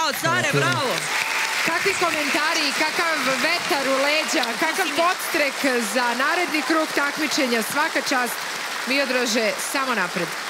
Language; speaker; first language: Serbian; native; Serbian